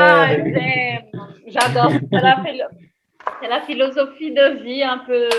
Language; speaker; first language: French; non-native, fluent; Portuguese